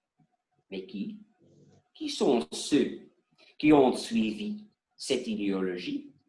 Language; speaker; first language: French; non-native, learner; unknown